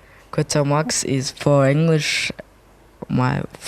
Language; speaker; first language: English; non-native, learner; Kyrgyz